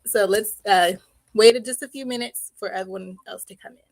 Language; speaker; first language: English; native; English